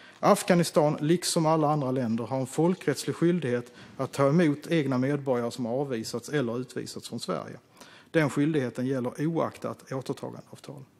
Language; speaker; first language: Swedish; native; Swedish